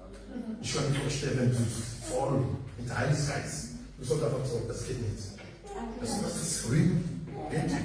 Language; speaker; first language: German; non-native, learner; French